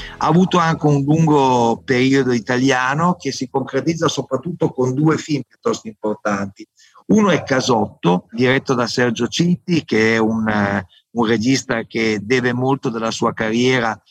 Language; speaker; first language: Italian; native; Italian